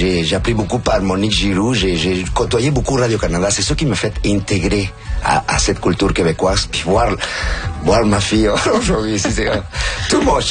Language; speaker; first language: French; non-native, fluent; Spanish